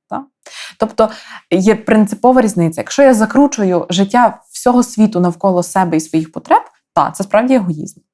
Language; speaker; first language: Ukrainian; native; Ukrainian